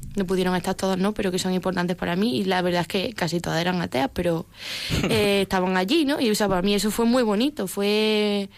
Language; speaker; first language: Spanish; native; Spanish